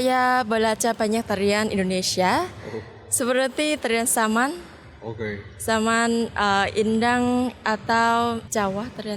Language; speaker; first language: Indonesian; non-native, learner; Vietnamese